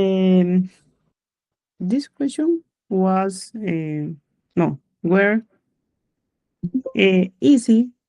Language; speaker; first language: English; non-native, learner; Spanish